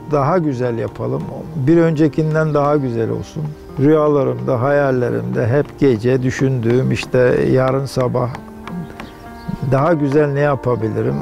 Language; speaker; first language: Turkish; native; Turkish